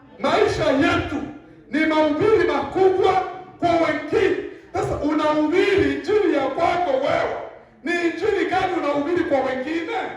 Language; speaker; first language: Swahili; native; Swahili